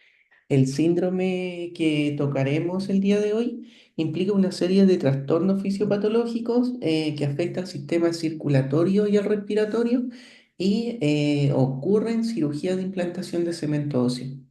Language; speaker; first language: Spanish; native; Spanish